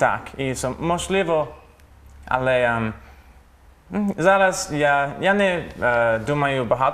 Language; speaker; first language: Ukrainian; non-native, learner; English